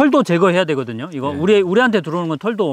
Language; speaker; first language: Korean; native; Korean